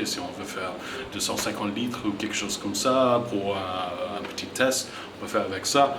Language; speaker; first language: French; non-native, fluent; English